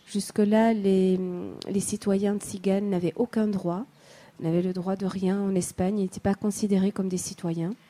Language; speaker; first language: French; native; French